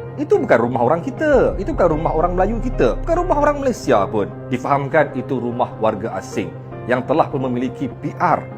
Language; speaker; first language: Malay; native; Malay